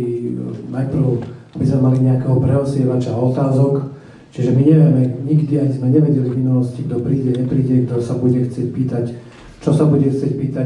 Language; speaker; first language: Slovak; native; Slovak